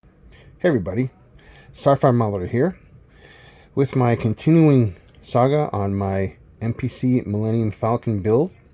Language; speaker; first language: English; native; English